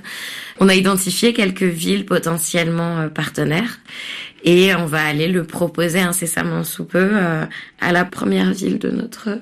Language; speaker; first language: French; native; French